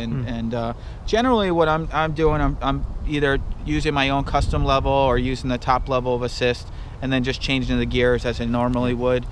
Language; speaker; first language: English; native; English